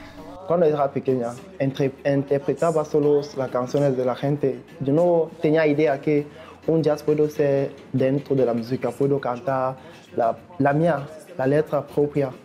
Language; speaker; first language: Spanish; non-native, learner; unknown